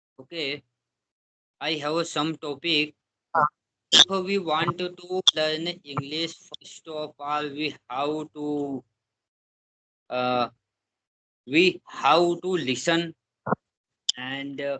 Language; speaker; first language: English; non-native, learner; Hindi